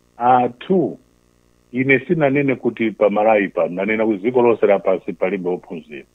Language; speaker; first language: Nyanja; non-native, local second language; Tumbuka